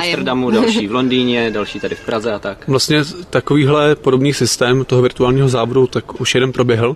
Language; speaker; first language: Czech; native; Czech